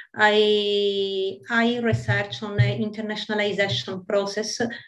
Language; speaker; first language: English; non-native, fluent; Italian